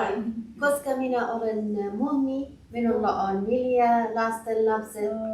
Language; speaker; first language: Finnish; non-native, learner; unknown